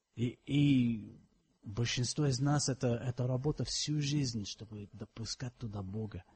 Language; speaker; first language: Russian; non-native, fluent; English